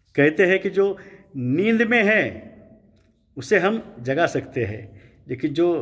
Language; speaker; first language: Hindi; non-native, local second language; Marathi